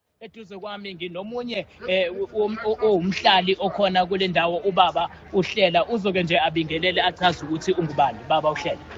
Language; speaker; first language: Zulu; native; Zulu